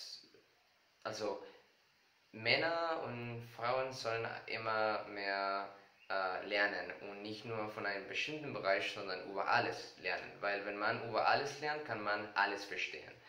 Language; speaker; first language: German; non-native, learner; Spanish